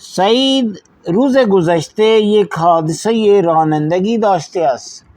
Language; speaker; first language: Persian; non-native, fluent; Urdu